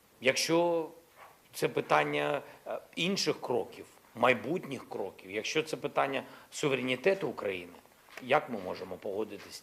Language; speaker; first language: Ukrainian; non-native, local second language; Russian